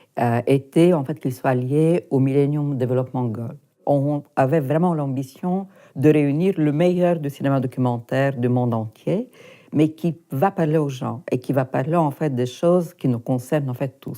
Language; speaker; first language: French; non-native, fluent; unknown